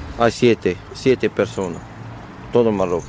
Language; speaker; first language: Spanish; non-native, learner; Arabic